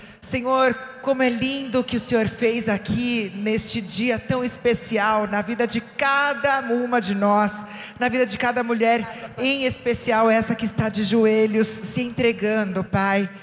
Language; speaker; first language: Portuguese; native; Portuguese